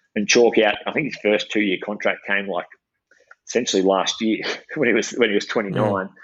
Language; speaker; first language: English; native; English